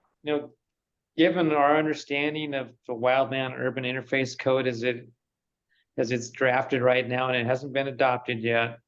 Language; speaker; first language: English; native; English